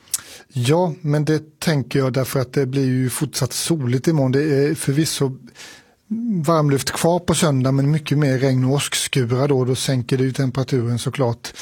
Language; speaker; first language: Swedish; native; Swedish